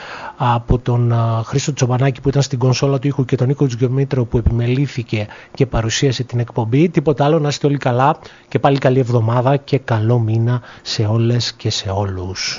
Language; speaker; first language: Greek; native; Greek